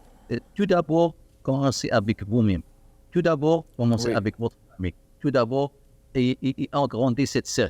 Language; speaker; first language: French; non-native, learner; Arabic